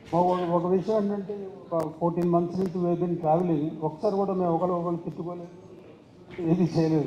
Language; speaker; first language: Telugu; native; Telugu